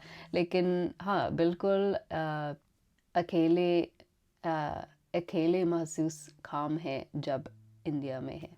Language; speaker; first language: Hindi; non-native, learner; English